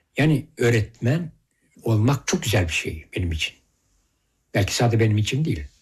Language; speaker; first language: Turkish; early bilingual, heritage; Turkish